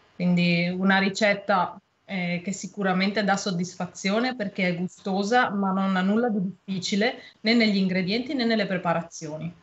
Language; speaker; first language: Italian; native; Italian